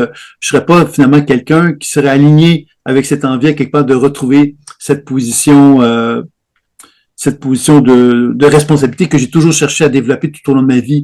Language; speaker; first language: French; native; French